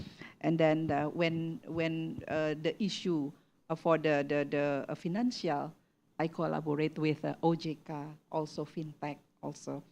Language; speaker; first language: English; non-native, learner; Indonesian